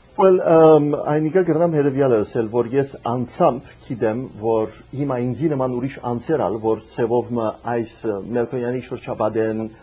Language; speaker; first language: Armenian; early bilingual, heritage; Armenian